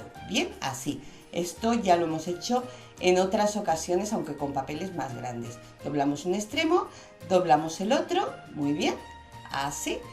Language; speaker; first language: Spanish; native; Spanish